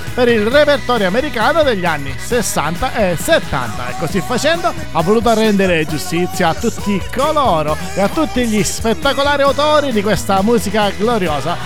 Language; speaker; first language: Italian; native; Italian